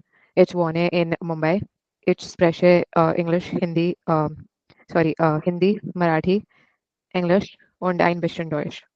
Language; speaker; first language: German; non-native, learner; Marathi